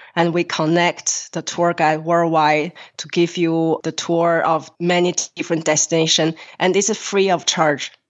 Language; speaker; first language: English; non-native, fluent; Chinese